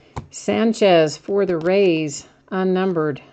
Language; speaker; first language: English; native; English